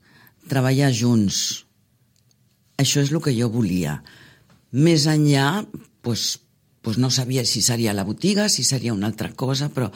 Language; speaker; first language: Catalan; non-native, fluent; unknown